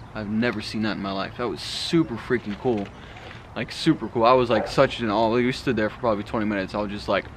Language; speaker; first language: English; native; English